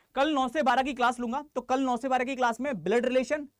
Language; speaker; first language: Hindi; native; Hindi